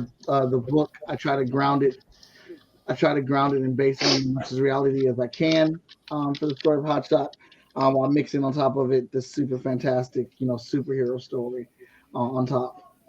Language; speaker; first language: English; native; English